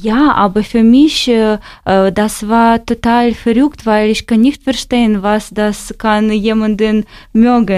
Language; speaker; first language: German; non-native, learner; Ukrainian